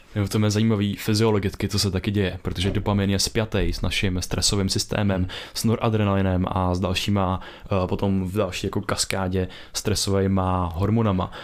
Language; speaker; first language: Czech; native; Czech